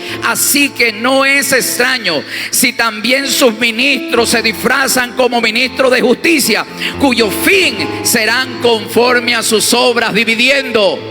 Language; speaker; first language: Spanish; native; Spanish